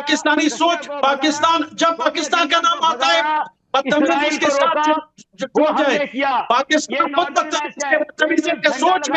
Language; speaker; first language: Hindi; non-native, fluent; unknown